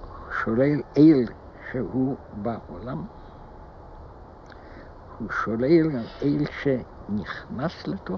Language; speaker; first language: Hebrew; non-native, fluent; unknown